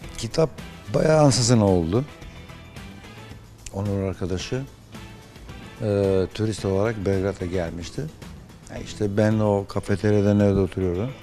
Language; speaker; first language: Turkish; non-native, fluent; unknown